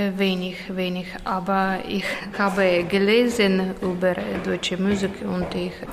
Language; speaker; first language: German; non-native, learner; Russian